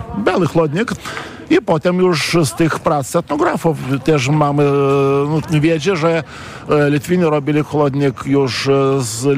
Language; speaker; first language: Polish; non-native, fluent; Lithuanian